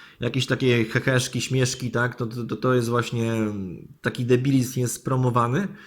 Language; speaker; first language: Polish; native; Polish